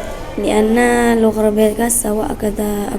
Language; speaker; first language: Arabic; non-native, learner; Indonesian